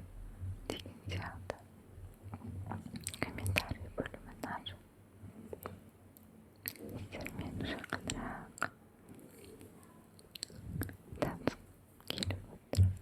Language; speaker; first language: Kazakh; non-native, local second language; Russian